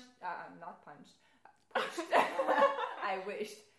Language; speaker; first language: English; non-native, fluent; Portuguese